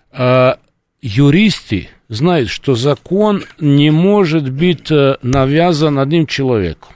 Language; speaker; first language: Russian; non-native, fluent; Serbian